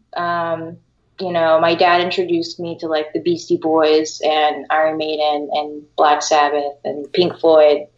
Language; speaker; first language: English; early bilingual, other home language; Filipino